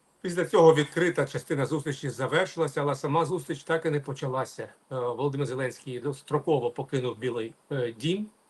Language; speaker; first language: Ukrainian; non-native, local second language; Russian